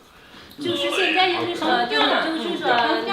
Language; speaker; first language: Chinese; non-native, learner; Indonesian